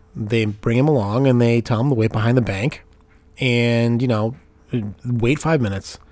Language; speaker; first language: English; native; English